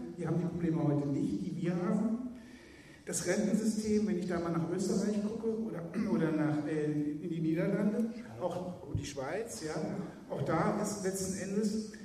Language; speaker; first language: German; native; German